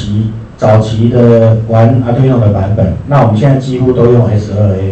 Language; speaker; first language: Chinese; native; Chinese